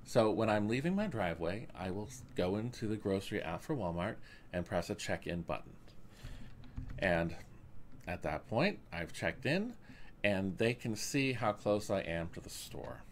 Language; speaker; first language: English; native; English